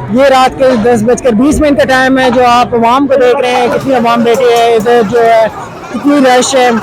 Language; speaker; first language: Urdu; non-native, local second language; Pashto